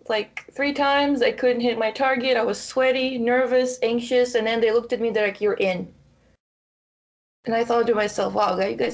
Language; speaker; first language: English; non-native, fluent; Russian